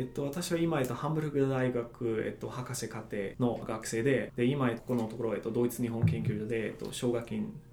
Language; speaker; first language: Japanese; non-native, fluent; German